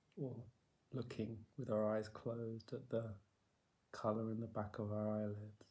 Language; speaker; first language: English; native; English